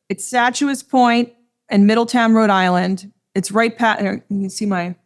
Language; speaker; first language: English; native; English